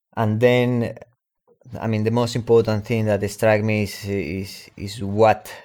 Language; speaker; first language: English; non-native, fluent; Spanish